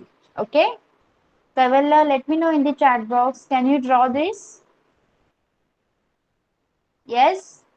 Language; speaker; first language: English; non-native, local second language; Marathi